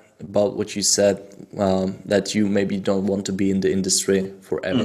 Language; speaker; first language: English; non-native, fluent; Czech